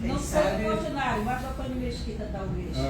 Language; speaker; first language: Portuguese; native; Portuguese